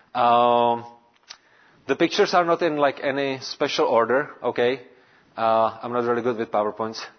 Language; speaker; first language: English; non-native, fluent; Czech